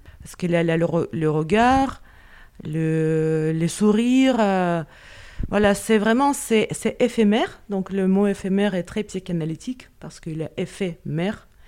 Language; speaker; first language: French; non-native, fluent; Russian